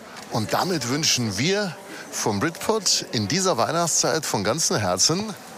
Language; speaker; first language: German; native; German